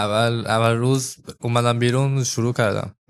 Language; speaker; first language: Persian; early bilingual, heritage; English